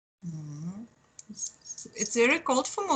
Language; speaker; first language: English; non-native, learner; Russian